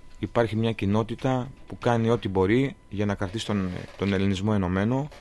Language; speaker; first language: Greek; early bilingual, heritage; Greek